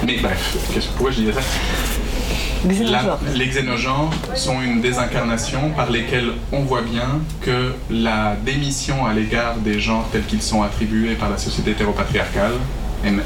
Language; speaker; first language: French; native; French